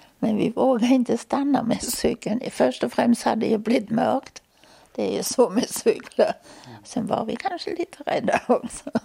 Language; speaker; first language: Swedish; non-native, fluent; German